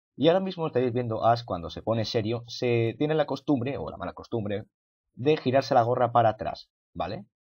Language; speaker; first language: Spanish; native; Spanish